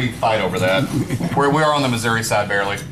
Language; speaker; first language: English; native; English